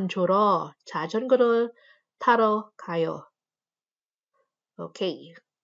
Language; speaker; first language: Korean; non-native, fluent; Filipino